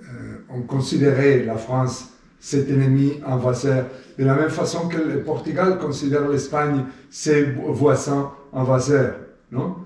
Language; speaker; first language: French; non-native, fluent; Spanish